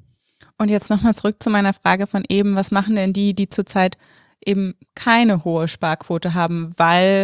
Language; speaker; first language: German; native; German